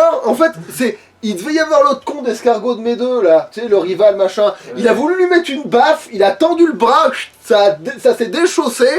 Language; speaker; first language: French; native; French